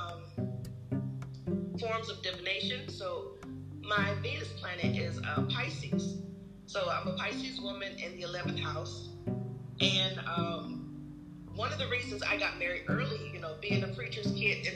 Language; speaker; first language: English; native; English